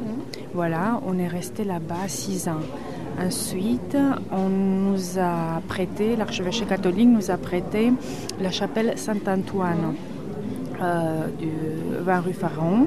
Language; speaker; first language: French; non-native, fluent; Romanian